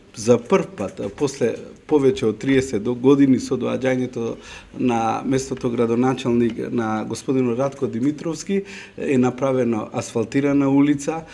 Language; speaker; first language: Macedonian; non-native, local second language; Romany